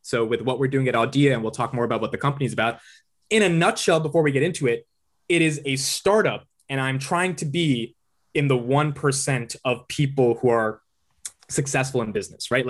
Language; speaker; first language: English; native; English